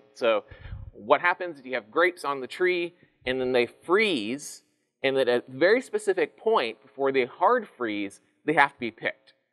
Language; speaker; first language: English; native; English